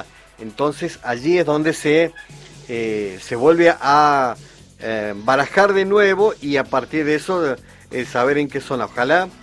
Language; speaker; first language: Spanish; native; Spanish